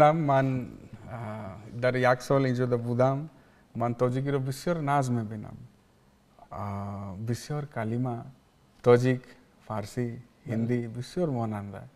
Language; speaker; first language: Persian; non-native, learner; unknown